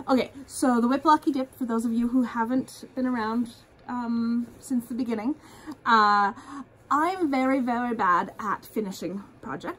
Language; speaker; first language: English; native; English